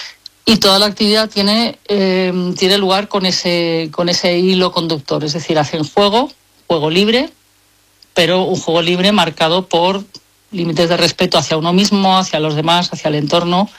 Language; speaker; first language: Spanish; native; Spanish